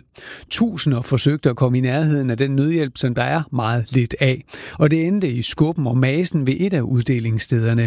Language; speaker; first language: Danish; native; Danish